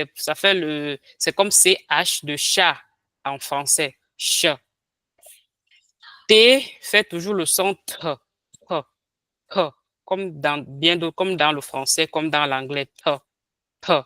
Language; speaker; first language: French; non-native, local second language; Ghomala